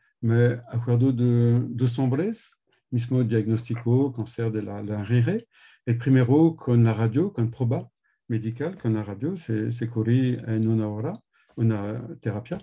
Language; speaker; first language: Spanish; non-native, learner; French